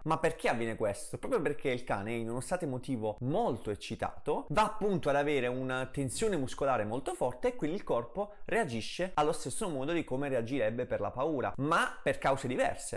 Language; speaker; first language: Italian; native; Italian